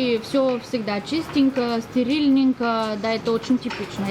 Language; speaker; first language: Russian; non-native, learner; Bulgarian